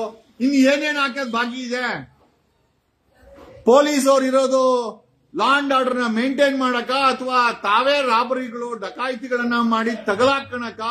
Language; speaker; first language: Kannada; native; Kannada